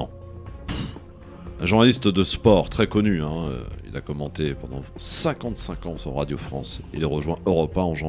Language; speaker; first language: French; native; French